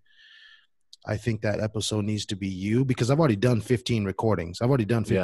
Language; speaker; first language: English; non-native, fluent; Samoan